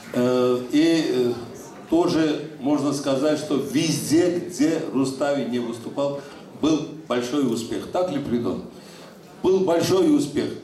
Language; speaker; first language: Russian; non-native, local second language; Georgian